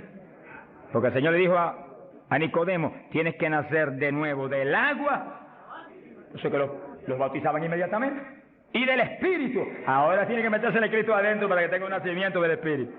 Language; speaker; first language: Spanish; native; Spanish